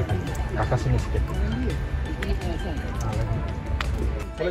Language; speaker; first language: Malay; non-native, local second language; Chinese